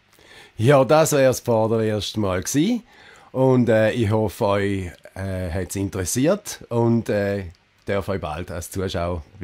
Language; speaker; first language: German; native; German